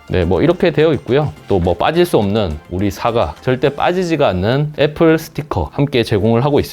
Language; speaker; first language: Korean; native; Korean